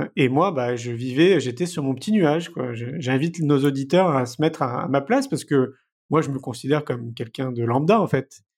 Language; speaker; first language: French; native; French